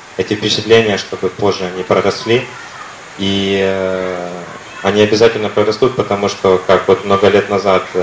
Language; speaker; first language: Russian; native; Russian